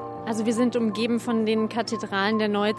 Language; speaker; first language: German; native; German